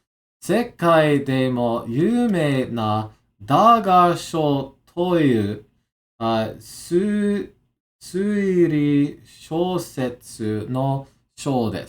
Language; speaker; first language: Japanese; non-native, learner; English